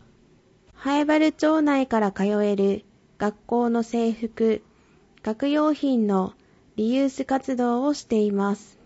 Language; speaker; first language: Japanese; native; Japanese